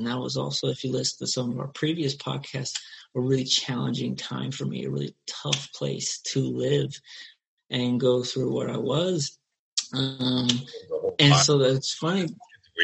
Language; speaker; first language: English; native; English